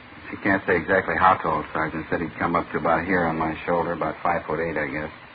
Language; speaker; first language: English; native; English